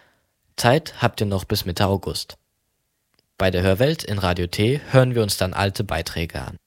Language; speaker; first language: German; native; German